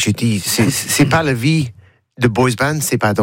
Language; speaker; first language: French; non-native, learner; English